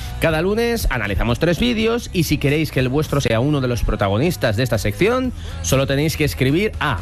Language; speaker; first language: Spanish; native; Spanish